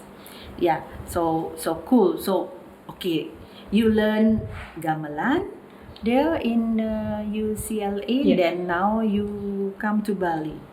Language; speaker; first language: English; non-native, learner; Indonesian